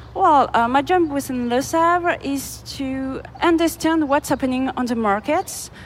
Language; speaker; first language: English; non-native, fluent; French